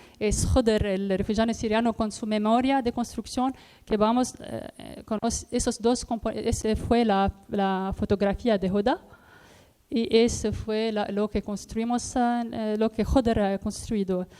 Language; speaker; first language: Spanish; non-native, learner; Arabic